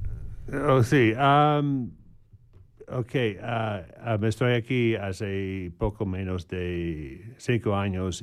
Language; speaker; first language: Spanish; non-native, learner; English